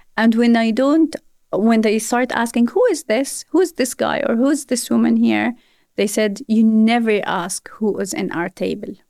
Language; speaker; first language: English; non-native, fluent; Arabic